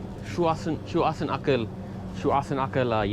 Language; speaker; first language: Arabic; non-native, learner; English